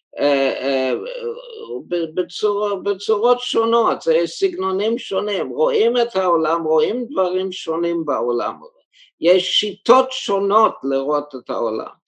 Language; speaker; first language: Hebrew; early bilingual, heritage; German